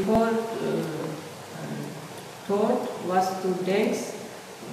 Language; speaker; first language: German; non-native, learner; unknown